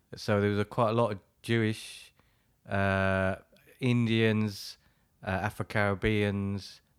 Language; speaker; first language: English; native; English